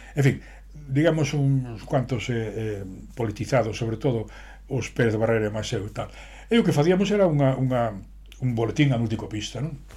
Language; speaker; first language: Galician; non-native, local second language; Spanish